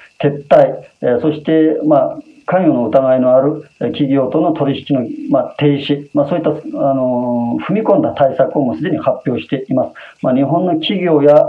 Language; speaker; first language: Japanese; non-native, fluent; Uyghur